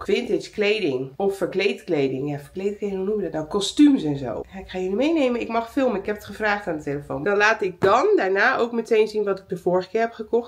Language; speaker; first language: Dutch; native; Dutch